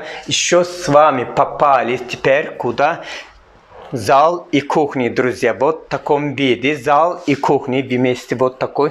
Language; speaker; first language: Russian; non-native, learner; Turkish